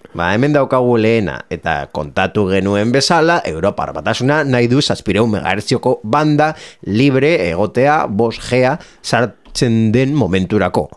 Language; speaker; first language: Basque; non-native, local second language; Spanish